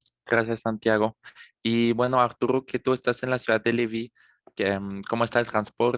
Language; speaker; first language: Spanish; non-native, fluent; French